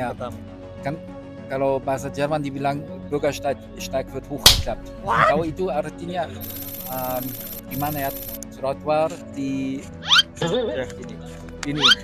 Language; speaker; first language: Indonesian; non-native, fluent; German